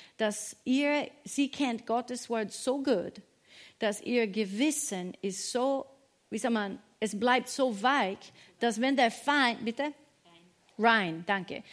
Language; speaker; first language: German; non-native, fluent; English